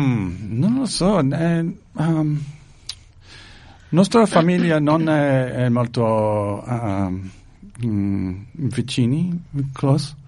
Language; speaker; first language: Italian; non-native, learner; English